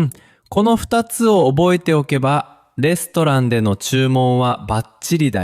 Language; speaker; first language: Japanese; native; Japanese